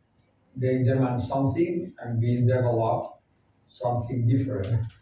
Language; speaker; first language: English; non-native, fluent; Spanish